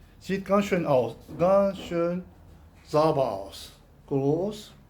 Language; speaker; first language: German; non-native, local second language; Turkish